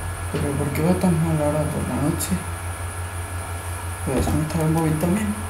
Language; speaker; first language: Spanish; native; Spanish